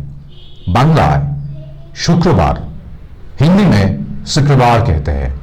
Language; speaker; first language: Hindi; non-native, local second language; Bangla